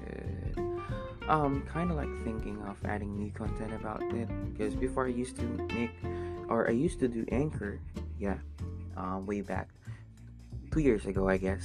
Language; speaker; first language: English; non-native, local second language; Filipino